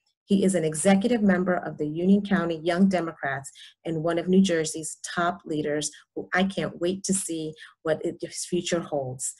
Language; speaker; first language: English; early bilingual, other home language; Spanish